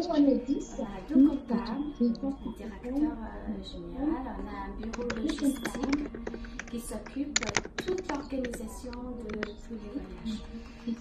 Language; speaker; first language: French; non-native, fluent; Mongolian